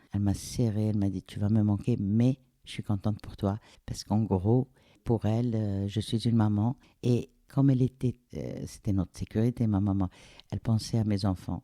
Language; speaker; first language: French; non-native, local second language; Arabic